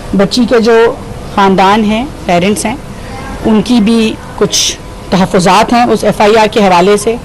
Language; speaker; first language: Urdu; non-native, local second language; Punjabi